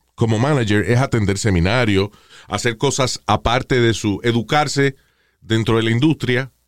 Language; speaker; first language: Spanish; native; Spanish